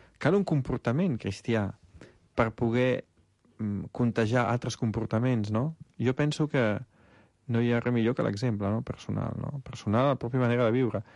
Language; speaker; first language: Catalan; non-native, fluent; Italian